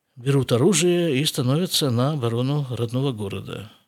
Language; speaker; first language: Russian; native; Russian